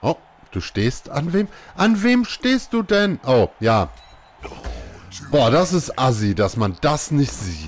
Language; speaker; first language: German; native; German